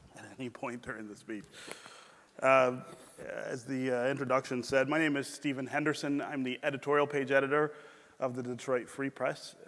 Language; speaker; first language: English; native; English